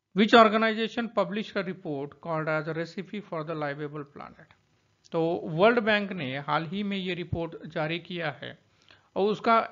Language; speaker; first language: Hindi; non-native, local second language; Marathi